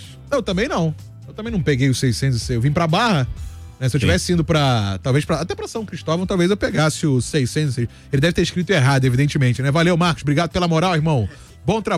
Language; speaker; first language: Portuguese; native; Portuguese